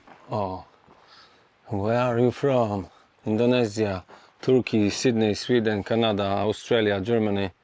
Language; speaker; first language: English; non-native, fluent; Polish